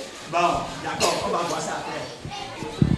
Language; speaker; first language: French; native; French